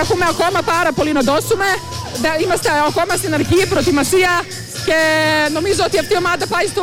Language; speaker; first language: Greek; non-native, fluent; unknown